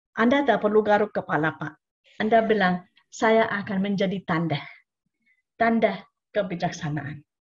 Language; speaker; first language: Indonesian; non-native, fluent; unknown